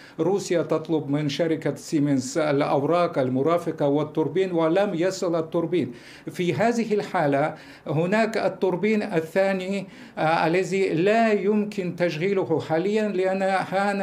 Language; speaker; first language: Arabic; non-native, fluent; Russian